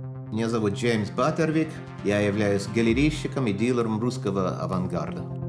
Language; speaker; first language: Russian; non-native, fluent; English